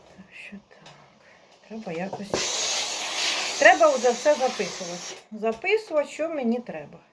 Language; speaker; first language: Ukrainian; native; Ukrainian